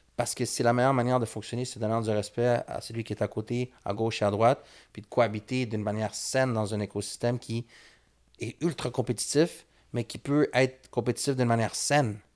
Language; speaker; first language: French; early bilingual, other home language; Spanish